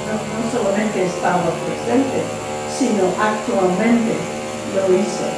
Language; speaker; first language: Spanish; non-native, fluent; English